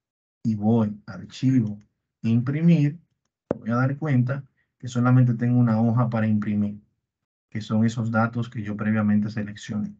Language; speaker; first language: Spanish; native; Spanish